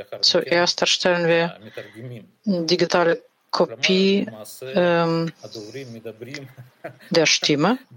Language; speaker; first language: German; non-native, fluent; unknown